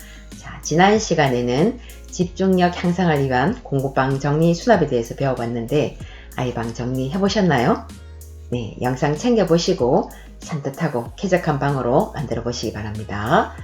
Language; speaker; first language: Korean; native; Korean